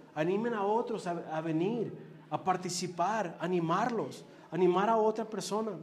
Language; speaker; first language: Spanish; early bilingual, heritage; Spanish